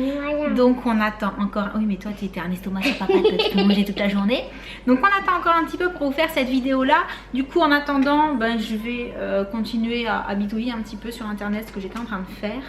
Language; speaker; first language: French; native; French